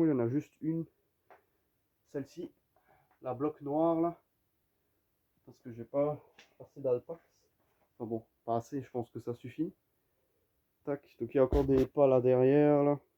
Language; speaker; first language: French; native; French